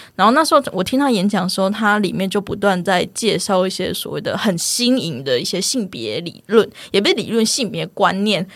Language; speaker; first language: Chinese; non-native, local second language; Min Nan Chinese